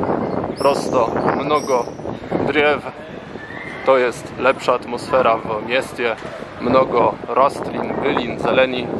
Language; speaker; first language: Polish; non-native, learner; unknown